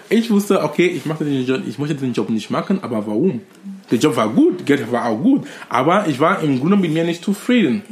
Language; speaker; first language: German; non-native, fluent; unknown